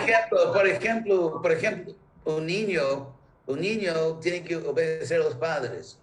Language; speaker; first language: Spanish; non-native, fluent; English